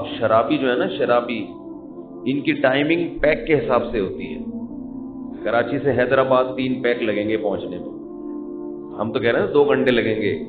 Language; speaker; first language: Urdu; native; Urdu